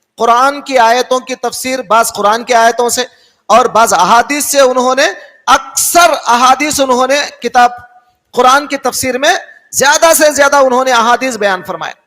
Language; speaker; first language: Urdu; native; Urdu